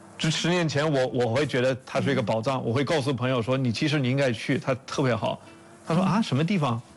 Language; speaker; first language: Chinese; non-native, fluent; English